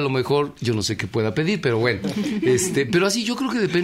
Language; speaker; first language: Spanish; native; Spanish